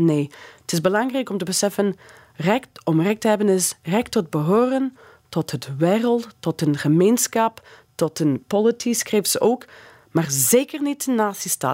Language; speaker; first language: Dutch; non-native, fluent; English